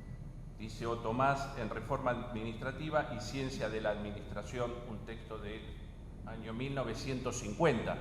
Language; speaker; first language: Spanish; native; Spanish